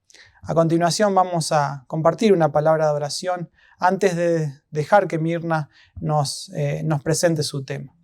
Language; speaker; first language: Spanish; native; Spanish